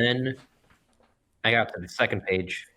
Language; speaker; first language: English; native; English